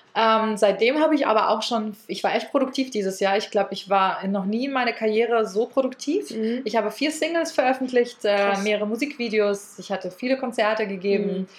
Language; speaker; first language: German; early bilingual, other home language; Ukrainian